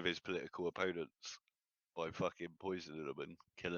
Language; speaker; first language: English; native; English